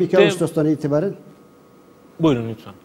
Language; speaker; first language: Turkish; native; Turkish